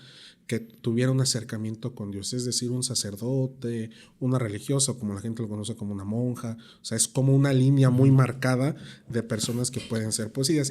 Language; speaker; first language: Spanish; native; Spanish